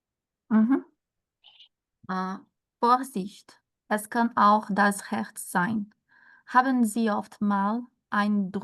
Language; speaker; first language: German; non-native, learner; Portuguese